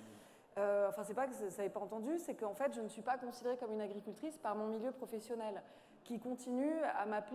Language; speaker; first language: French; native; French